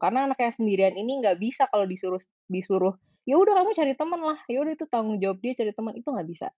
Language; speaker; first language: Indonesian; native; Indonesian